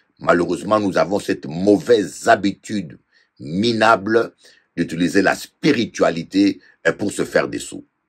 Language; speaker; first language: French; non-native, local second language; Lingala